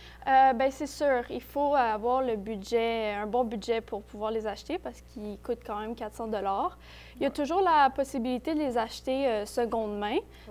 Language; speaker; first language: French; native; French